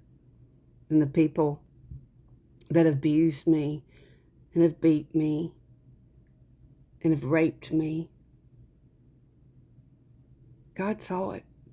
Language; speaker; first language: English; native; English